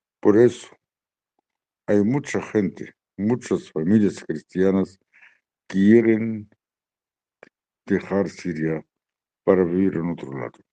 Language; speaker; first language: Spanish; non-native, learner; Arabic